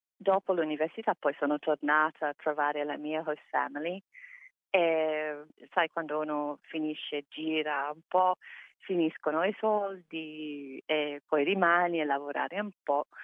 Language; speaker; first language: Italian; non-native, fluent; English